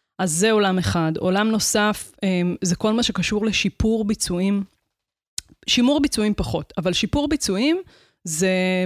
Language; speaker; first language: Hebrew; native; Hebrew